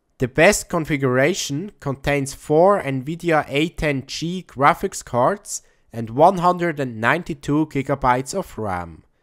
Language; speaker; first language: English; non-native, fluent; German